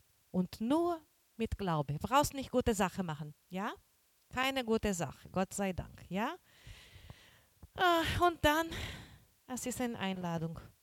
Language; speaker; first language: German; non-native, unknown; Portuguese